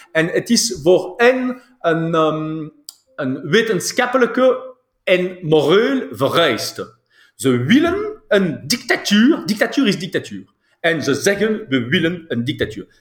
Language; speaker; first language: Dutch; non-native, local second language; French